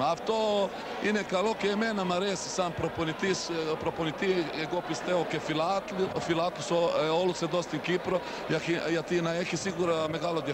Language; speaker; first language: Greek; non-native, learner; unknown